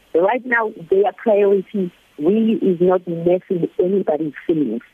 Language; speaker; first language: English; non-native, local second language; Zulu